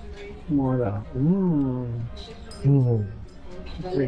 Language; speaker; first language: French; non-native, learner; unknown